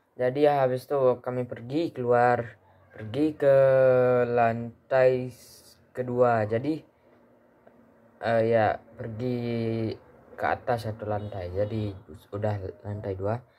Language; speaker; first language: Indonesian; early bilingual, heritage; Indonesian